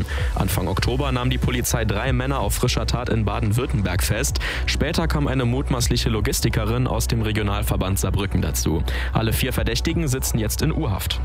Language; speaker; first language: German; native; German